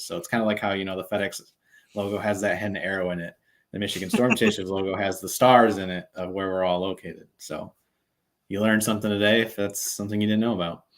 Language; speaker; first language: English; native; English